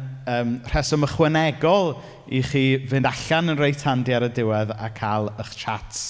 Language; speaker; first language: Welsh; native; Welsh